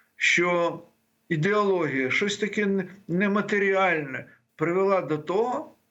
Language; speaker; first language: Ukrainian; native; Ukrainian